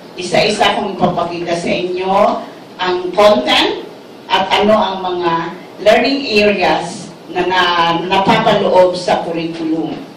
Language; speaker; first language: Filipino; non-native, local second language; Waray